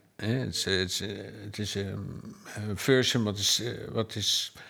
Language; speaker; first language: English; non-native, fluent; Dutch